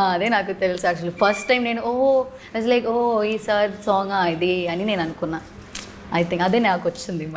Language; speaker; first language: Telugu; non-native, learner; Malayalam